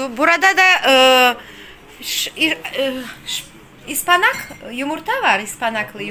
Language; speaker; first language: Turkish; non-native, learner; Russian